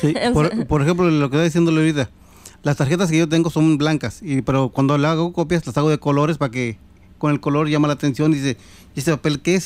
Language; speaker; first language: Spanish; native; Spanish